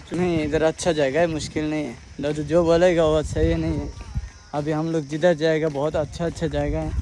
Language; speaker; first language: Hindi; non-native, learner; Bangla